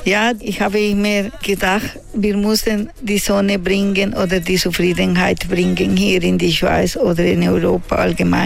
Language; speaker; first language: German; non-native, fluent; Spanish